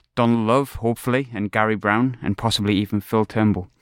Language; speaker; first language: English; native; English